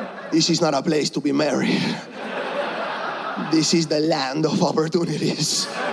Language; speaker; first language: English; early bilingual, other home language; Spanish